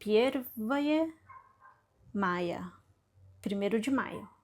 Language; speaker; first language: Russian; non-native, learner; Portuguese